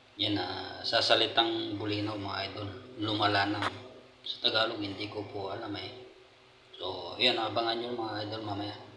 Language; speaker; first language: Filipino; non-native, local second language; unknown